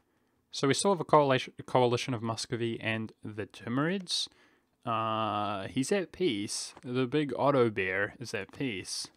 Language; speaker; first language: English; native; English